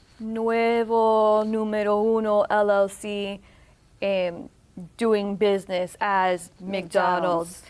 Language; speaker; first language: Spanish; early bilingual, heritage; Spanish